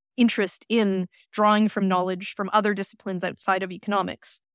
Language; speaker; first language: English; native; English